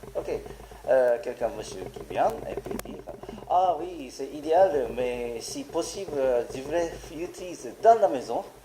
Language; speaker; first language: French; non-native, learner; Japanese